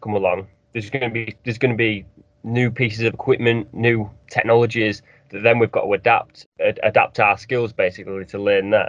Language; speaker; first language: English; native; English